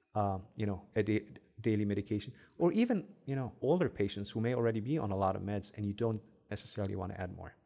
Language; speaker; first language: English; non-native, fluent; Arabic